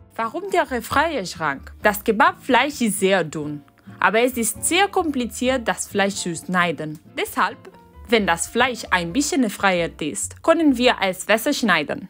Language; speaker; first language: German; non-native, learner; Spanish